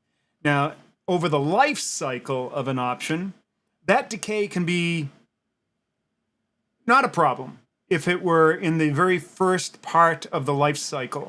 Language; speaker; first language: English; native; English